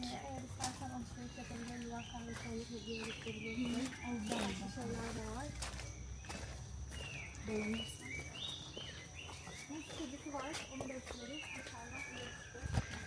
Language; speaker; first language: Turkish; native; Turkish